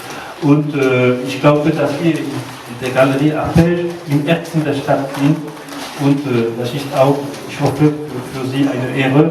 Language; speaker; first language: German; non-native, learner; French